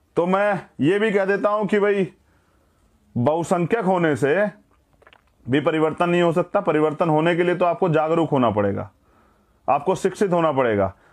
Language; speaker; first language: Hindi; native; Hindi